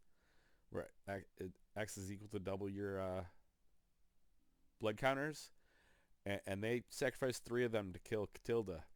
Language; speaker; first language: English; native; English